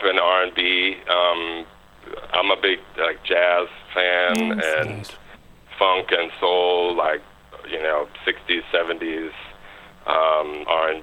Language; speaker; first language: English; native; English